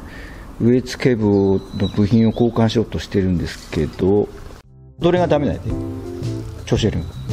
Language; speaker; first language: Japanese; native; Japanese